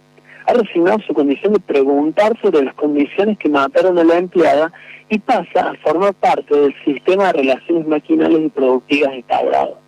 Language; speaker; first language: Spanish; native; Spanish